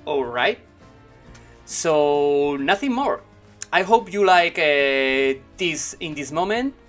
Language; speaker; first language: English; non-native, learner; Spanish